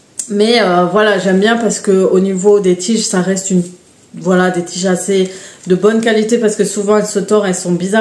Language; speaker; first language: French; native; French